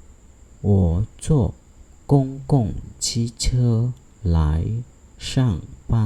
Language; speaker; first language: Chinese; non-native, fluent; Khmer